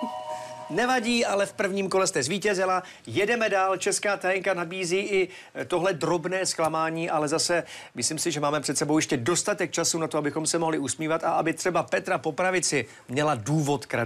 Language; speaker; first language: Czech; native; Czech